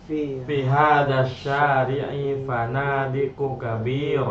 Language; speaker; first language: Arabic; non-native, learner; Indonesian